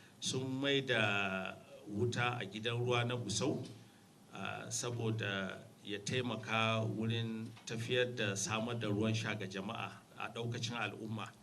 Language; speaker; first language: Hausa; native; Hausa